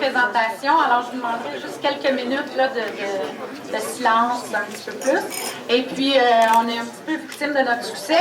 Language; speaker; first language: French; native; French